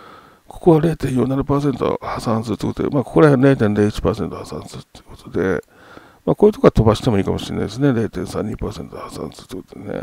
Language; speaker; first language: Japanese; native; Japanese